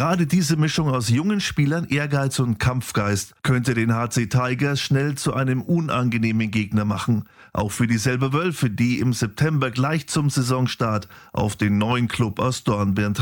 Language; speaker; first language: German; native; German